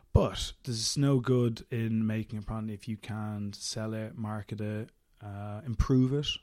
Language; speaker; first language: English; native; English